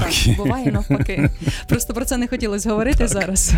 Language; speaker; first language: Ukrainian; native; Ukrainian